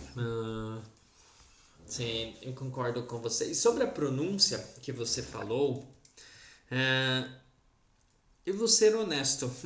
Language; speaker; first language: Portuguese; native; Portuguese